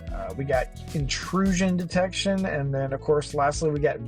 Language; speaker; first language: English; native; English